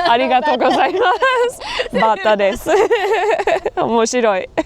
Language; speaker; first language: Japanese; non-native, learner; English